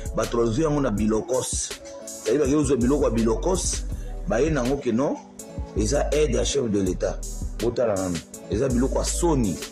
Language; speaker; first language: Lingala; non-native, local second language; Luba-Lulua